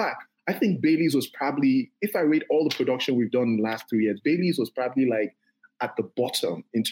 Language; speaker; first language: English; non-native, local second language; Yoruba